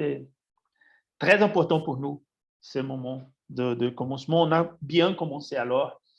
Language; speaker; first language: French; non-native, fluent; Portuguese